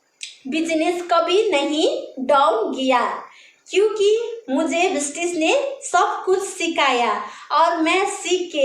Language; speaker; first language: Hindi; non-native, local second language; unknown